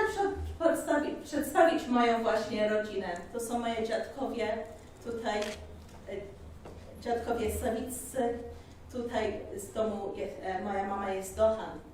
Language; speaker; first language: Polish; early bilingual, heritage; Polish